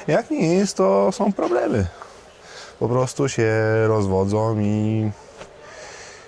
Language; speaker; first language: Polish; early bilingual, heritage; Polish